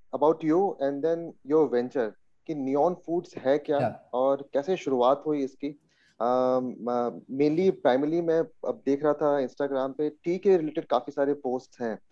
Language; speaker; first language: Hindi; native; Hindi